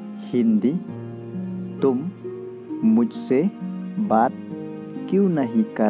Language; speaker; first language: Hindi; non-native, local second language; Khasi